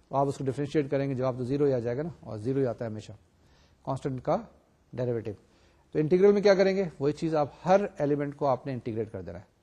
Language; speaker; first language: Urdu; native; Urdu